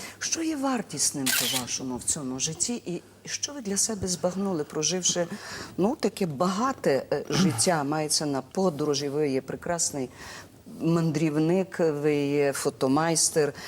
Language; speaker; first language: Ukrainian; native; Ukrainian